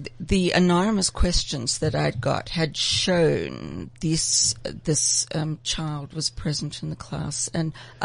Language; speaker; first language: English; native; English